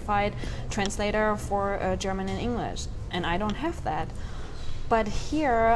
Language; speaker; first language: English; non-native, fluent; German